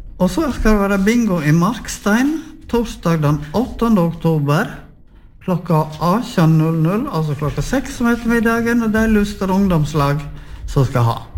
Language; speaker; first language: Norwegian; native; Norwegian